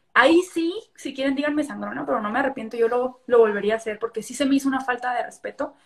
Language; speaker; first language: Spanish; native; Spanish